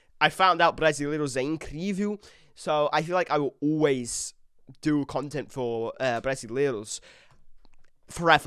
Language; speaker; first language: Portuguese; non-native, learner; English